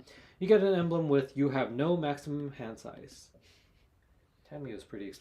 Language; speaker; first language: English; native; English